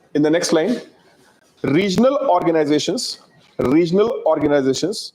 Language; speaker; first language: English; non-native, local second language; Hindi